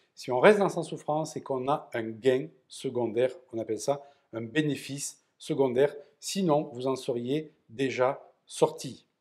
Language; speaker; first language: French; native; French